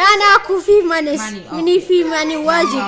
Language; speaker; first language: Arabic; non-native, learner; Bangla